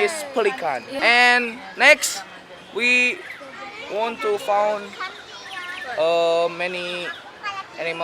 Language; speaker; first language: English; non-native, learner; Indonesian